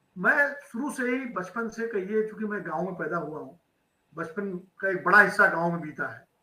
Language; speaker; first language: Hindi; native; Hindi